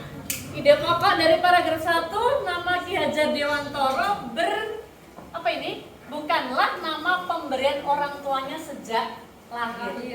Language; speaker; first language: Indonesian; native; Indonesian